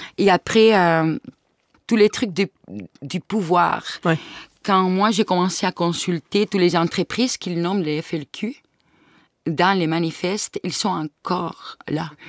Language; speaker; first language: French; non-native, fluent; Catalan